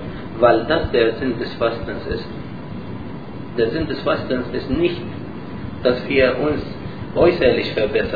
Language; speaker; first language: German; non-native, learner; Arabic